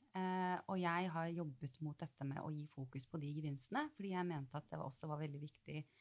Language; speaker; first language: Norwegian; early bilingual, other home language; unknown